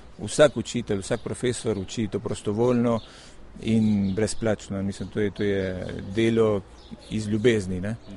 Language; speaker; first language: Slovenian; early bilingual, heritage; Slovenian